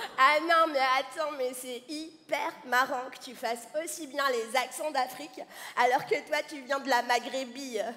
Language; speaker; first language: French; native; French